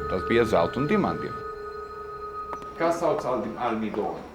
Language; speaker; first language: Latvian; early bilingual, heritage; Latvian